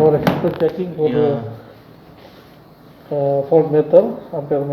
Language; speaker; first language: English; non-native, learner; Indonesian